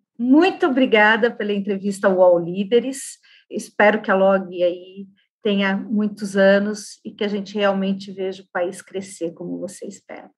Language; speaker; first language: Portuguese; native; Portuguese